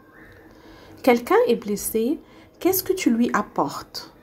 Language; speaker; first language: French; non-native, fluent; Arabic